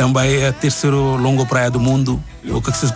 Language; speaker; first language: Portuguese; non-native, learner; Bangla